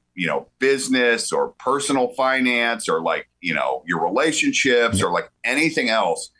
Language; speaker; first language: English; native; English